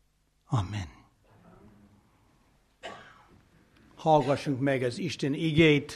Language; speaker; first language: Hungarian; non-native, fluent; English